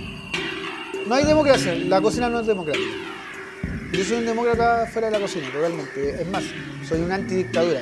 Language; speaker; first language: Spanish; native; Spanish